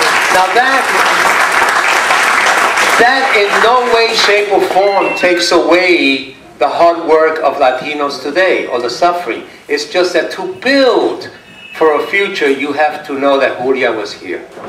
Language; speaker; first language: English; early bilingual, other home language; Spanish